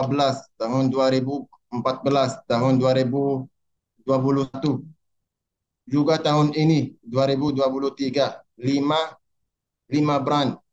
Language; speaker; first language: Indonesian; non-native, learner; Arabic